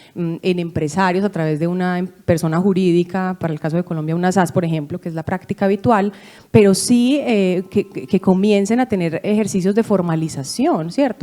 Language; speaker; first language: Spanish; native; Spanish